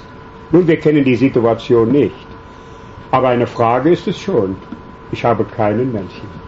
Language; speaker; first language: German; native; German